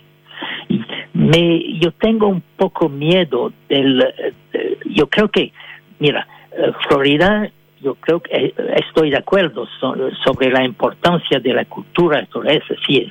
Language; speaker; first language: Spanish; non-native, fluent; French